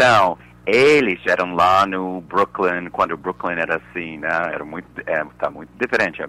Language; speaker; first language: Portuguese; non-native, fluent; English